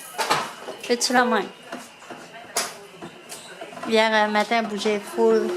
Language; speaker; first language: French; native; French